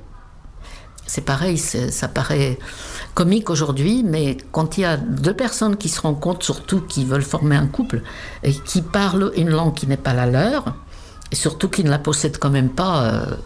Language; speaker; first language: French; non-native, fluent; Czech